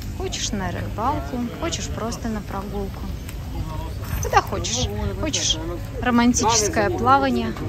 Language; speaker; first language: Russian; non-native, local second language; Belarusian